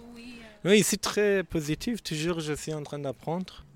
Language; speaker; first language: French; non-native, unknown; Persian